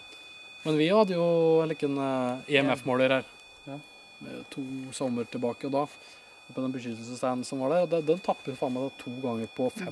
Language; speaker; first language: Norwegian; native; Norwegian